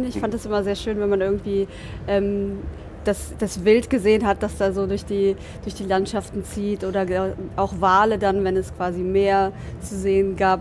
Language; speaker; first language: German; native; German